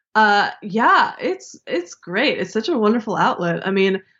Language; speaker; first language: English; early bilingual, other home language; Hebrew